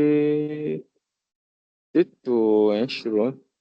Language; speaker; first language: Arabic; non-native, learner; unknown